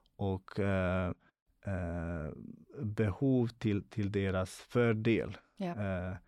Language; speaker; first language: Swedish; non-native, fluent; Bosnian